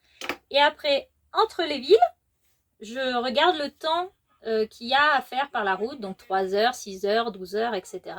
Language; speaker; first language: French; native; French